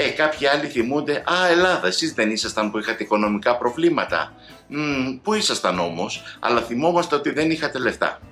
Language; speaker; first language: Greek; native; Greek